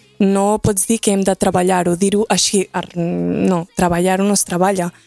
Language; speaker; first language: Catalan; early bilingual, other home language; Arabic